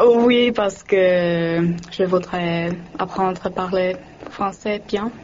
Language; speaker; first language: French; non-native, learner; Finnish